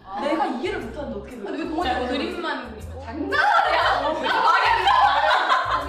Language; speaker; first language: Korean; native; Korean